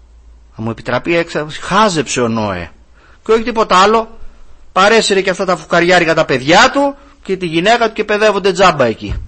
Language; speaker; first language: Greek; native; Greek